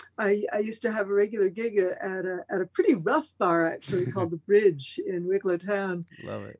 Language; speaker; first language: English; early bilingual, other home language; Spanish